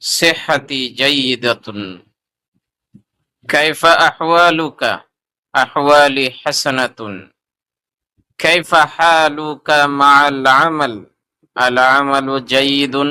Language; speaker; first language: Arabic; non-native, fluent; Urdu